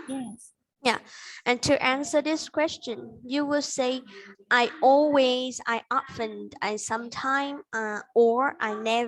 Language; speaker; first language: English; non-native, fluent; Vietnamese